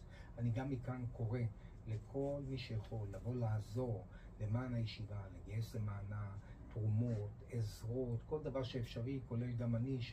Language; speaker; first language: Hebrew; native; Hebrew